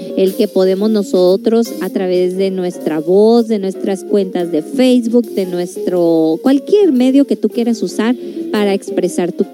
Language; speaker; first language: Spanish; native; Spanish